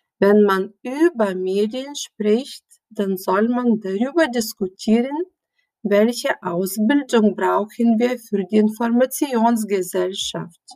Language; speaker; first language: German; non-native, fluent; Lithuanian